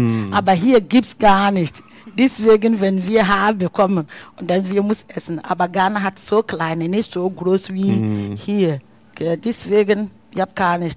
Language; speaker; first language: German; non-native, learner; Akan